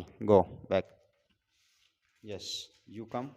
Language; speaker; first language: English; non-native, learner; Hindi